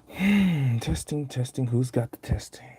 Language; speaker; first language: English; native; English